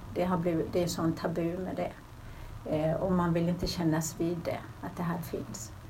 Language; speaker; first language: Swedish; early bilingual, other home language; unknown